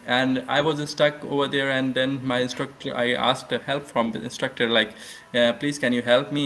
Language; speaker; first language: English; non-native, local second language; Hindi